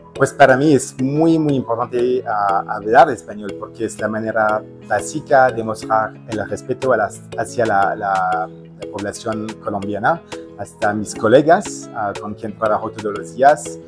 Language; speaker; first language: Spanish; non-native, fluent; French